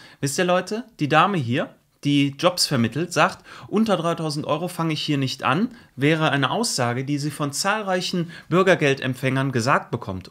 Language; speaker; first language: German; native; German